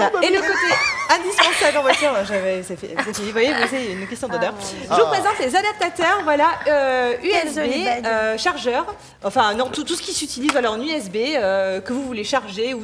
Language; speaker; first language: French; native; French